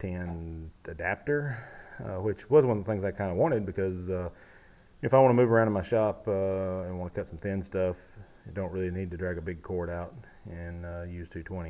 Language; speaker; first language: English; native; English